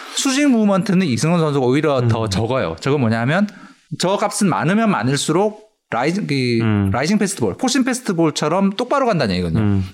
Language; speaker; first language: Korean; native; Korean